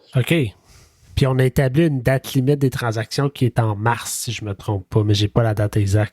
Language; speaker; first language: French; native; French